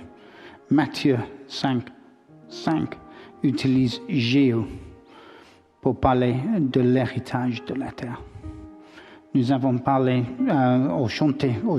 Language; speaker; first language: French; non-native, learner; English